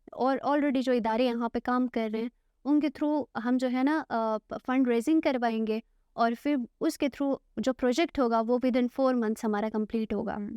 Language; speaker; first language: Urdu; non-native, local second language; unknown